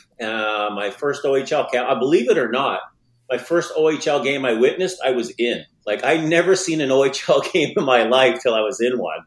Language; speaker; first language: English; native; English